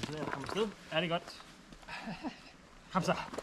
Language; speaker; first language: Danish; native; Danish